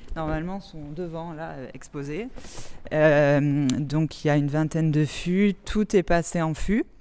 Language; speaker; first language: French; native; French